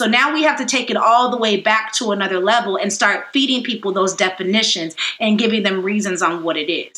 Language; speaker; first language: English; native; English